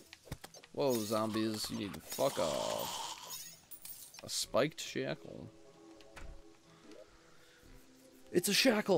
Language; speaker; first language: English; native; English